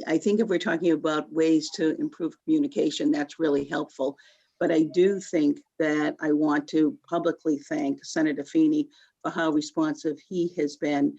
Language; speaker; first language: English; native; English